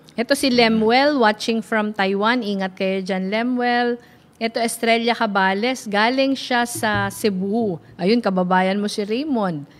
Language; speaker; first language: Filipino; non-native, local second language; Bikol